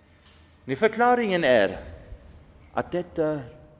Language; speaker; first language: Swedish; non-native, fluent; German